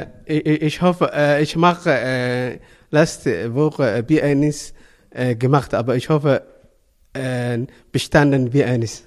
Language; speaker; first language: German; non-native, learner; Somali